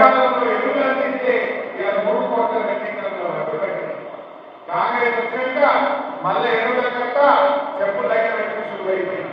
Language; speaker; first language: Telugu; native; Telugu